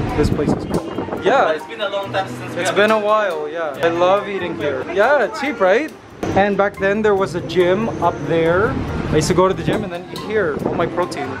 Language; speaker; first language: English; native; English